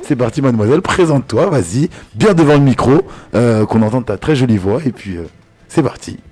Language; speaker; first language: French; native; French